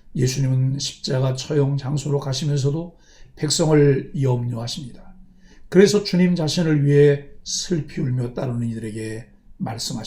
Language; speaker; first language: Korean; native; Korean